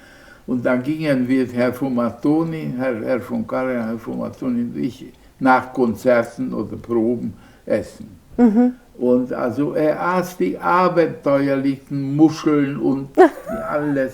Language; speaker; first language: German; non-native, fluent; Hungarian